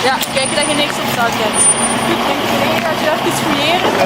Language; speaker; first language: Dutch; native; Dutch